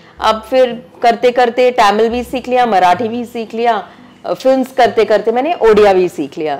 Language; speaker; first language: Hindi; non-native, local second language; Tamil